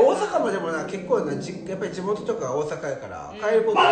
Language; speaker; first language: Japanese; native; Japanese